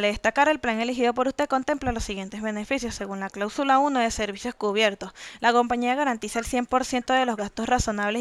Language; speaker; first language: Spanish; native; Spanish